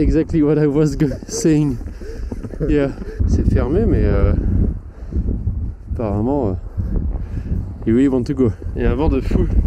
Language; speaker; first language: English; non-native, fluent; French